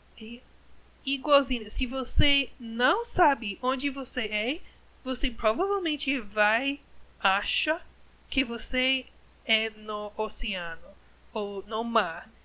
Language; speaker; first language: Portuguese; non-native, learner; English